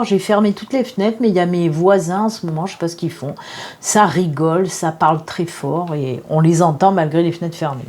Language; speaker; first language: French; native; French